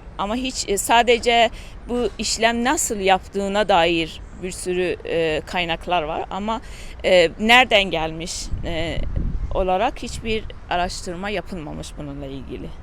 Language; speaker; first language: Turkish; non-native, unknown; Persian